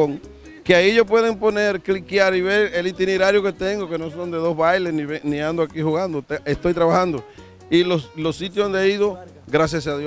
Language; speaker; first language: Spanish; native; Spanish